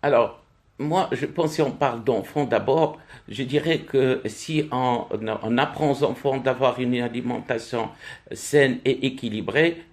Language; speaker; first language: French; non-native, local second language; Arabic